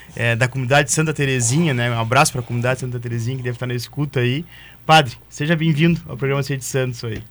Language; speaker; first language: Portuguese; native; Portuguese